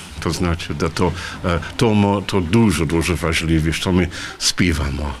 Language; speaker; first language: Polish; non-native, learner; English